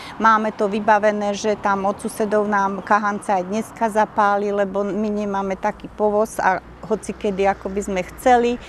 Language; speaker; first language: Slovak; native; Slovak